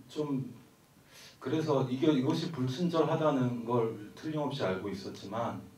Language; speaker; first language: Korean; native; Korean